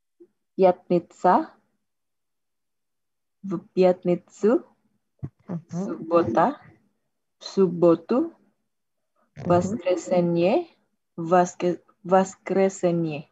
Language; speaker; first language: Russian; non-native, learner; Indonesian